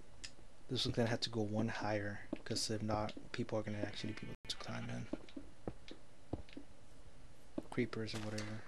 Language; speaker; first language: English; native; English